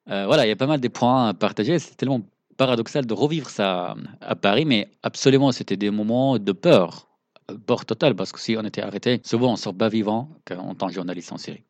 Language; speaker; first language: French; non-native, fluent; Arabic